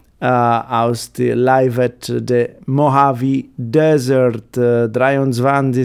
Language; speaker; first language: German; non-native, fluent; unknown